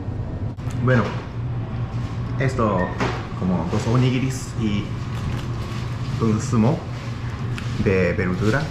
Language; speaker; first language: Spanish; non-native, learner; Japanese